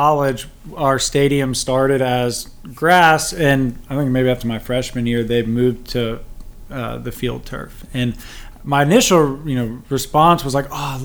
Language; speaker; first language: English; native; English